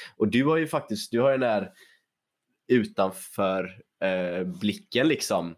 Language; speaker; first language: Swedish; native; Swedish